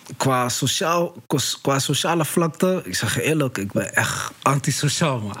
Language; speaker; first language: Dutch; early bilingual, other home language; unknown